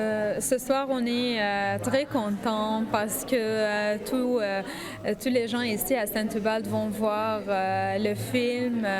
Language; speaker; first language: French; non-native, learner; Arabic